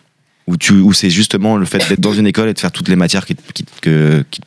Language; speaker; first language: French; native; French